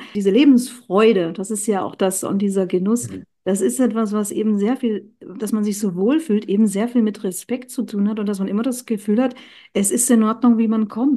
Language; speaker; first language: German; native; German